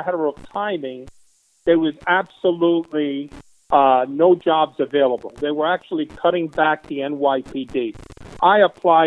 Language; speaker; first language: English; early bilingual, other home language; Spanish